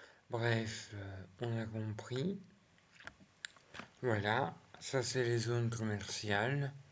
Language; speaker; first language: French; native; French